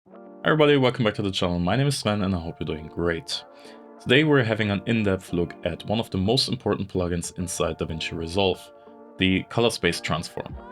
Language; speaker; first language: English; non-native, fluent; German